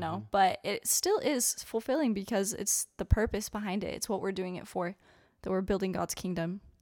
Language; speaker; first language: English; native; English